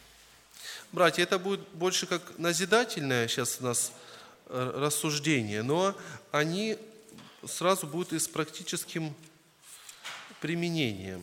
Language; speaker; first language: Russian; native; Russian